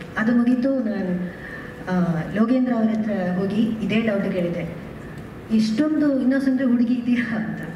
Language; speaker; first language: Kannada; non-native, learner; Malayalam